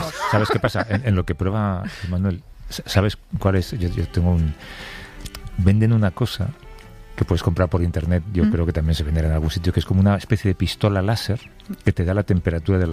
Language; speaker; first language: Spanish; native; Spanish